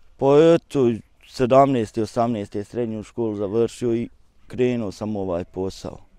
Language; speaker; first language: Croatian; native; Croatian